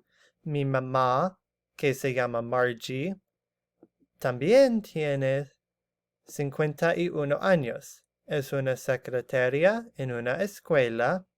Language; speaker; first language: Spanish; non-native, learner; English